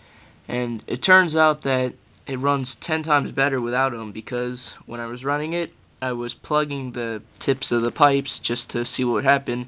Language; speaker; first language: English; native; English